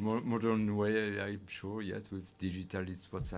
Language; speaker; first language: English; non-native, learner; French